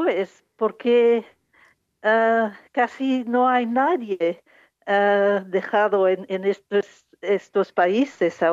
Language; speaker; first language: Spanish; non-native, fluent; English